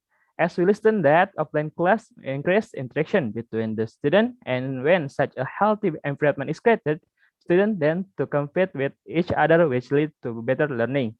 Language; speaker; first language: English; non-native, learner; Indonesian